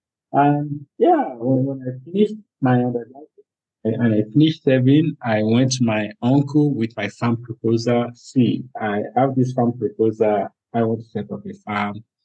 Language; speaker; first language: English; non-native, local second language; Yoruba